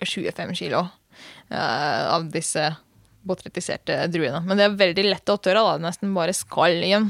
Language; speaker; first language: Norwegian; non-native, fluent; Hungarian